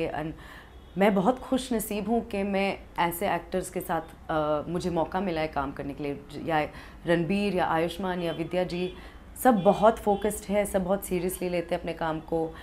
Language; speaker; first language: Hindi; early bilingual, heritage; Hindi